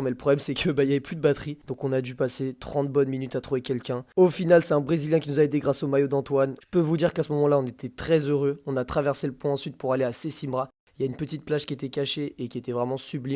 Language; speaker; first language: French; native; French